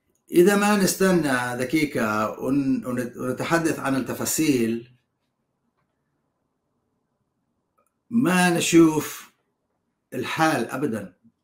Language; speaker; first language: Arabic; non-native, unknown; Hebrew